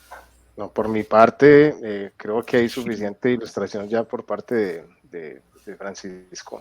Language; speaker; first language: Spanish; native; Spanish